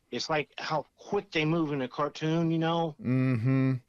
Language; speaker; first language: English; native; English